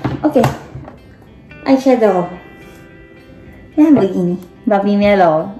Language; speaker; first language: Indonesian; non-native, learner; Japanese